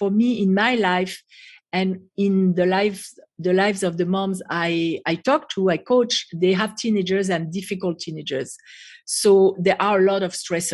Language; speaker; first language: English; non-native, fluent; French